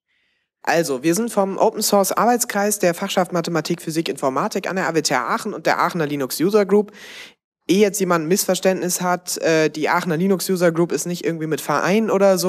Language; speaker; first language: German; native; German